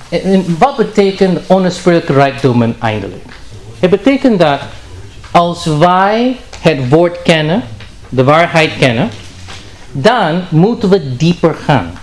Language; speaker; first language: Dutch; non-native, learner; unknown